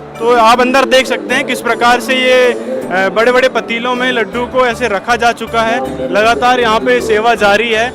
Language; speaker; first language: Hindi; native; Hindi